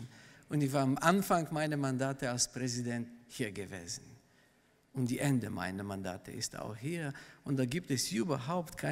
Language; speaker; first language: German; non-native, fluent; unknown